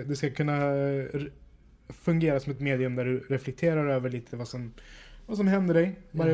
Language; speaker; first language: Swedish; native; Swedish